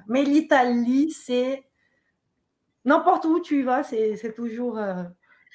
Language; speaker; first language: French; non-native, fluent; Portuguese